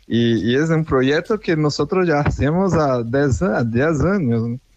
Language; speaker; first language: Spanish; non-native, fluent; Portuguese